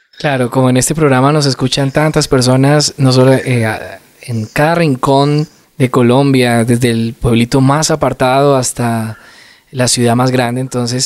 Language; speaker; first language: Spanish; native; Spanish